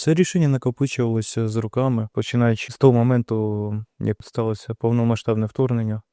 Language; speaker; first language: Ukrainian; non-native, local second language; Russian